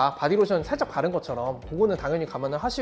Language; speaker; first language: Korean; native; Korean